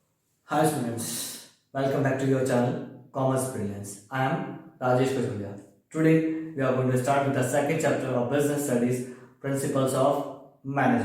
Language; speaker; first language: English; non-native, local second language; Hindi